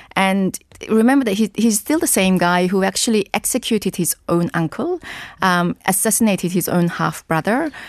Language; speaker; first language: English; non-native, fluent; Korean